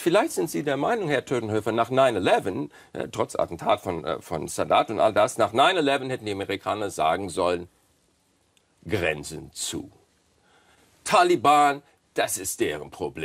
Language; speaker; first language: German; non-native, fluent; English